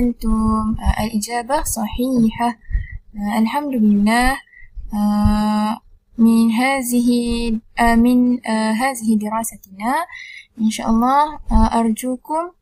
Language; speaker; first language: Arabic; non-native, learner; Malay